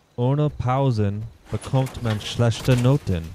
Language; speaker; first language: German; non-native, learner; English